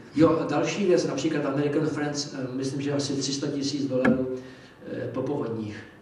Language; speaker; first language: Czech; native; Czech